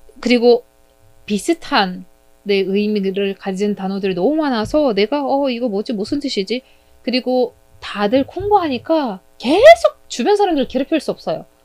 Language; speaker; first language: Korean; non-native, fluent; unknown